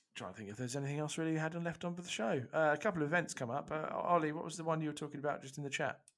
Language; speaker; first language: English; native; English